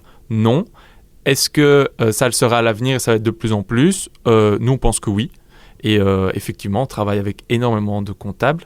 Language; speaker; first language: French; native; French